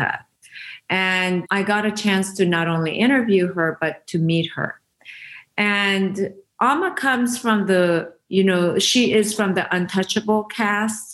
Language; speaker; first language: English; non-native, fluent; Persian